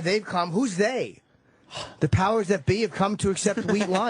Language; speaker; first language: English; native; English